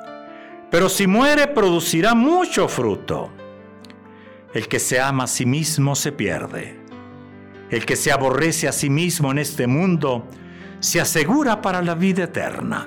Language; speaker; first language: Spanish; native; Spanish